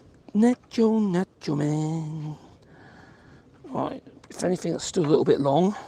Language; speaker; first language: English; native; English